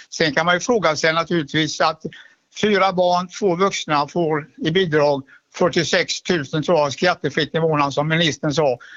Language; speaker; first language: Swedish; native; Swedish